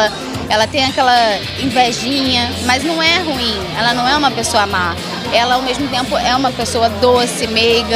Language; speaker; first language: Portuguese; native; Portuguese